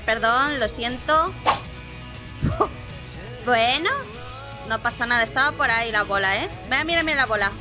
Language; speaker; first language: Spanish; native; Spanish